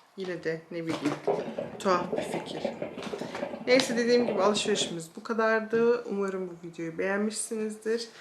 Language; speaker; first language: Turkish; early bilingual, heritage; Turkish